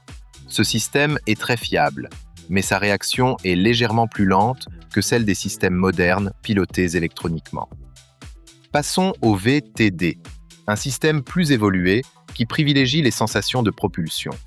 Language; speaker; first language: French; native; French